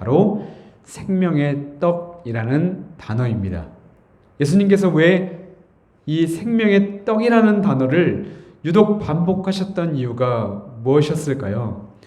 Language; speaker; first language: Korean; native; Korean